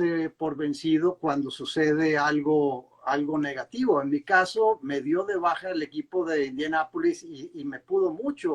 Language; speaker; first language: Spanish; native; Spanish